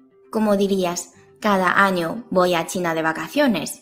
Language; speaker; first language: Spanish; non-native, fluent; Chinese